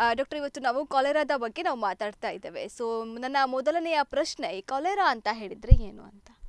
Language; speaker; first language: Kannada; native; Kannada